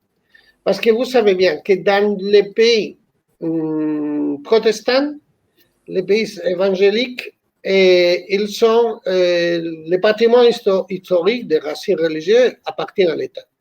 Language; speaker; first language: French; non-native, fluent; Spanish